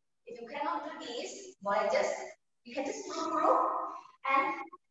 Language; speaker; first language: English; non-native, fluent; Indonesian